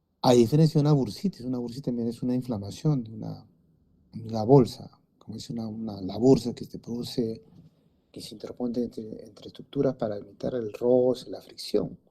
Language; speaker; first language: Spanish; native; Spanish